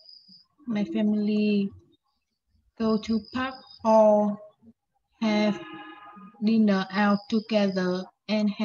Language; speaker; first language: English; non-native, learner; Vietnamese